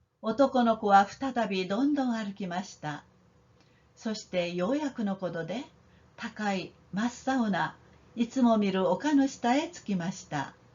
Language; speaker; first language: Japanese; non-native, fluent; Korean